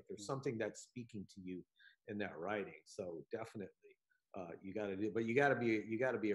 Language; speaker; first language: English; native; English